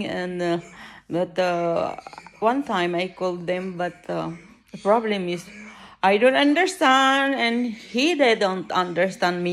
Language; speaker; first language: English; non-native, learner; Filipino